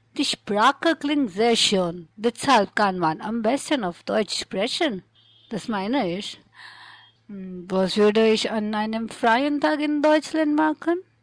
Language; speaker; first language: German; non-native, learner; Hindi